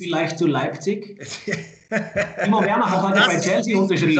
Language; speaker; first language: German; native; German